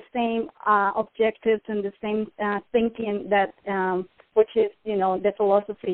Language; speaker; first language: English; non-native, fluent; Spanish